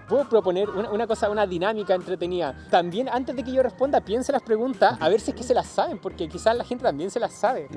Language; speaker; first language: Spanish; native; Spanish